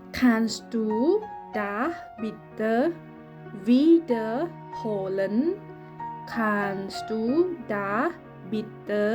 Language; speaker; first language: German; non-native, fluent; Khmer